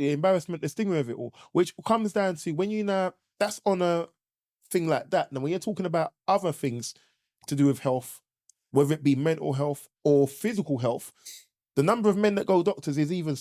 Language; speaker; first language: English; native; English